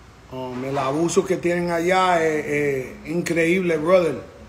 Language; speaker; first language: Spanish; early bilingual, other home language; English